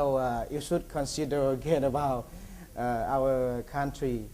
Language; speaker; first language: English; non-native, learner; Vietnamese